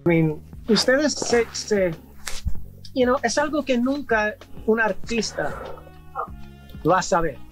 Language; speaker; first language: Spanish; early bilingual, heritage; English